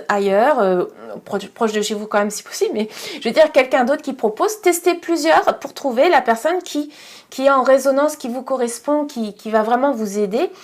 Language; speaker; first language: French; native; French